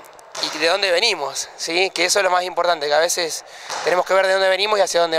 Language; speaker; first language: Spanish; native; Spanish